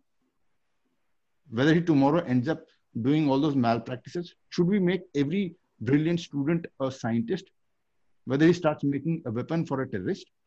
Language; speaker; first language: English; non-native, local second language; Hindi